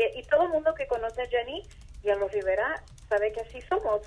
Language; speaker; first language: Spanish; early bilingual, heritage; Spanish